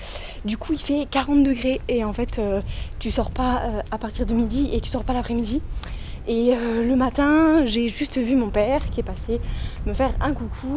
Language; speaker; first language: French; native; French